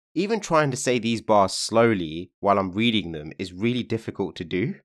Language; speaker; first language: English; native; English